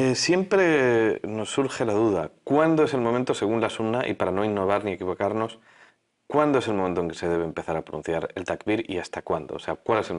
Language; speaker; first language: Spanish; native; Spanish